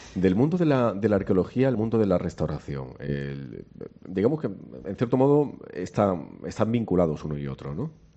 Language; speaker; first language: Spanish; native; Spanish